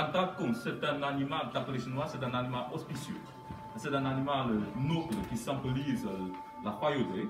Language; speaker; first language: French; non-native, fluent; Chinese